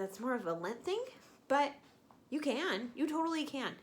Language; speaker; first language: English; native; English